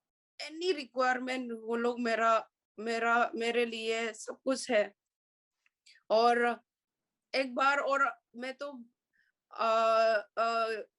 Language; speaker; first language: Hindi; non-native, local second language; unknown